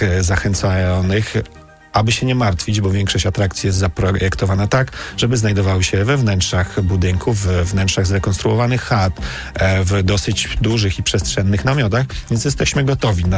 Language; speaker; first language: Polish; native; Polish